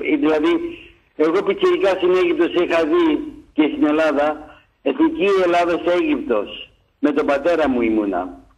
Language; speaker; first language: Greek; early bilingual, heritage; Greek